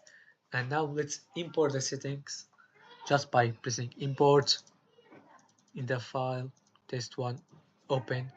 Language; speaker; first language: English; non-native, fluent; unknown